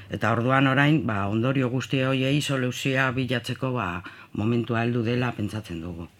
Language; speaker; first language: Basque; native; Basque